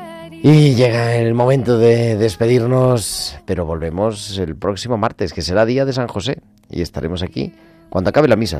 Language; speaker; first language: Spanish; native; Spanish